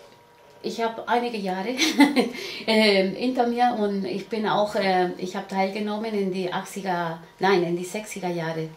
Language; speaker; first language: German; non-native, learner; Spanish